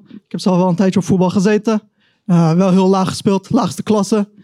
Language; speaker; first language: Dutch; early bilingual, other home language; Turkish